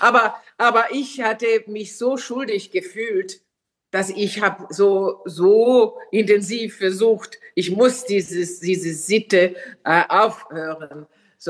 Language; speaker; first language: German; non-native, fluent; Finnish